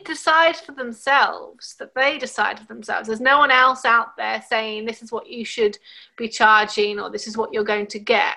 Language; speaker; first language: English; native; English